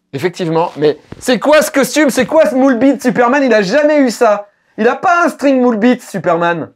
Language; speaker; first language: French; native; French